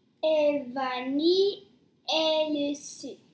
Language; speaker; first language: French; early bilingual, heritage; French